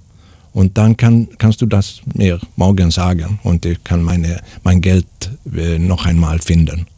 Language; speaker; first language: German; non-native, learner; Swedish